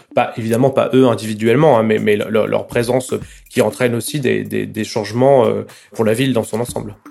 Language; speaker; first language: French; native; French